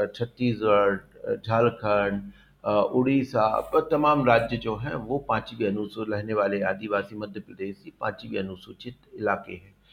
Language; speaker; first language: Hindi; native; Hindi